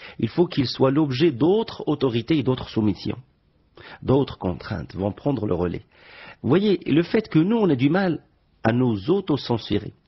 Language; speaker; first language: French; non-native, local second language; Arabic